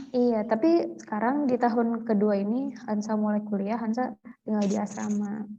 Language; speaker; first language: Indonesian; native; Indonesian